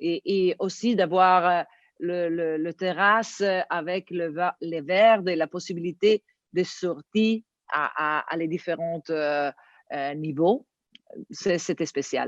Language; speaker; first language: French; non-native, fluent; Italian